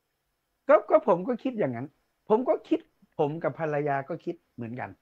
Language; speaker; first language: Thai; non-native, local second language; Northeastern Thai